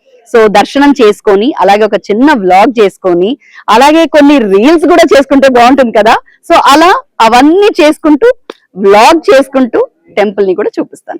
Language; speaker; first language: Telugu; non-native, local second language; Bangla